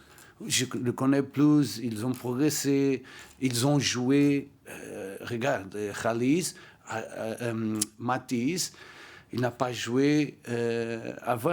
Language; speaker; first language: French; non-native, learner; Portuguese